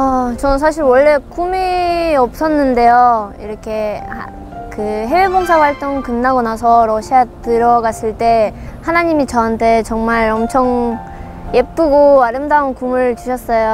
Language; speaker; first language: Korean; non-native, fluent; Russian